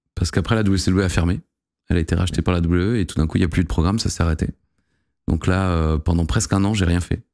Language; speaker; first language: French; native; French